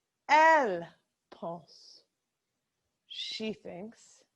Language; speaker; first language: French; non-native, fluent; English